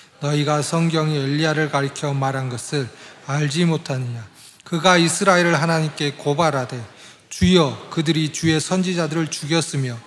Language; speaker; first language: Korean; native; Korean